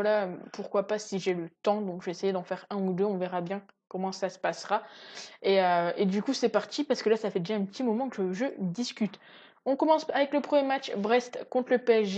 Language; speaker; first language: French; native; French